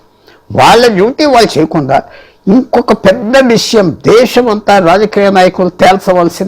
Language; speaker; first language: Telugu; native; Telugu